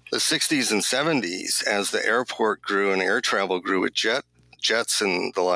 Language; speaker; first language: English; native; English